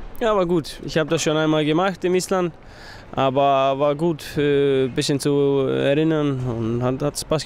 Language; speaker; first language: German; non-native, fluent; Icelandic